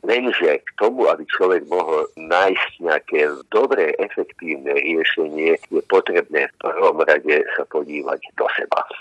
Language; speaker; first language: Slovak; non-native, local second language; Hungarian